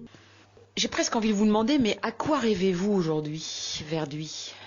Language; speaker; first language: French; native; French